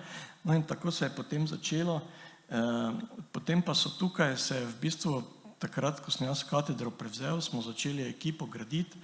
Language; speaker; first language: Slovenian; native; Slovenian